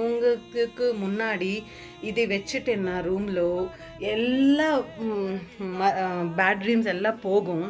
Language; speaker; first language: Tamil; non-native, learner; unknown